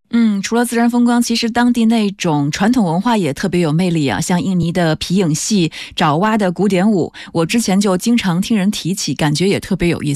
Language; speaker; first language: Chinese; native; Chinese